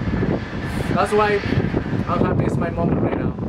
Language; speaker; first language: English; non-native, learner; Spanish